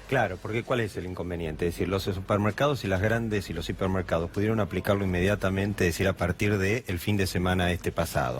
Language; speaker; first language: Spanish; native; Spanish